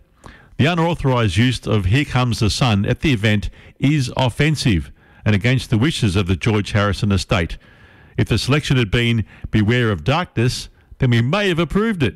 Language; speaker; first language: English; native; English